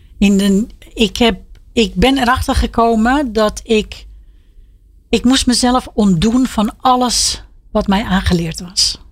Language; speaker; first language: Dutch; non-native, fluent; Persian